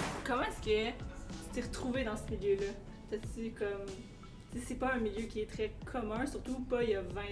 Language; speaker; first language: French; native; French